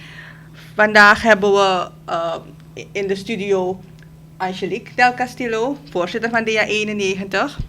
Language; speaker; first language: Dutch; native; Dutch